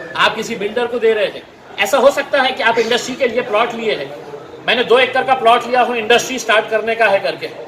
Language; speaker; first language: Hindi; non-native, local second language; Marathi